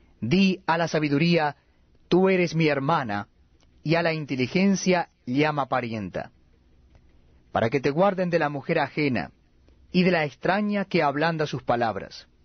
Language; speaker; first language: Spanish; native; Spanish